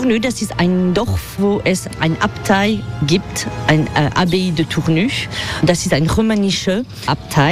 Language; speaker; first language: German; non-native, fluent; French